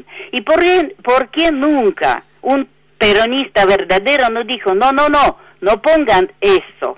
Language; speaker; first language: Spanish; non-native, fluent; Russian